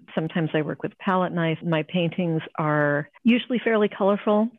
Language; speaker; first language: English; native; English